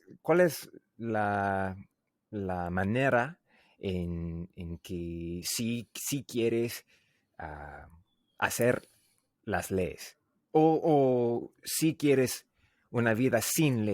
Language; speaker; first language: Spanish; non-native, learner; English